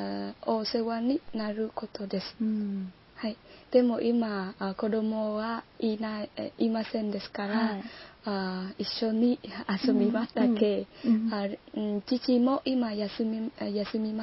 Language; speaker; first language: Japanese; non-native, learner; Vietnamese